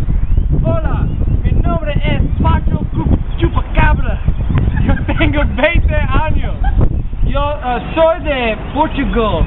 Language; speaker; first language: Spanish; non-native, learner; English